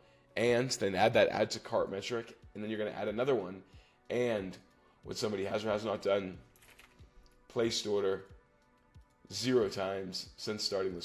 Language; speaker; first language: English; native; English